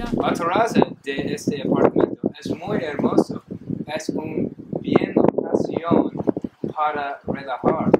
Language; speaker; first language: Spanish; non-native, learner; English